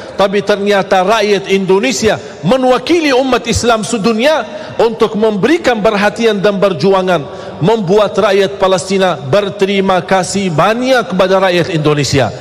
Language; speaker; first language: Malay; non-native, fluent; Arabic